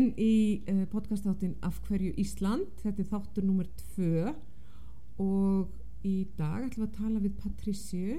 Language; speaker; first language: Icelandic; native; Icelandic